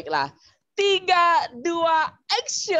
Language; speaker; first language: Indonesian; native; Indonesian